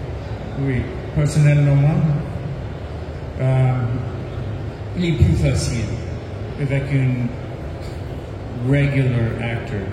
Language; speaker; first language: French; non-native, learner; English